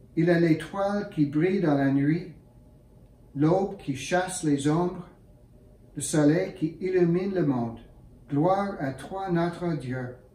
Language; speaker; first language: French; non-native, local second language; English